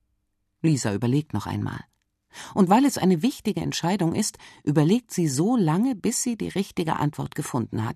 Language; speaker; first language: German; native; German